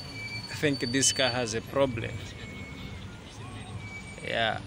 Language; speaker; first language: English; non-native, fluent; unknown